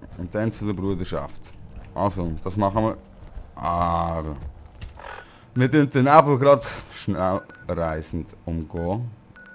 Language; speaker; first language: German; native; German